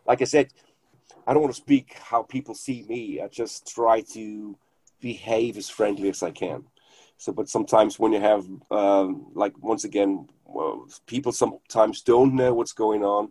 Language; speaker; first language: English; non-native, fluent; German